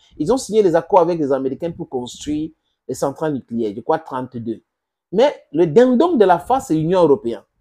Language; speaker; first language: French; non-native, local second language; English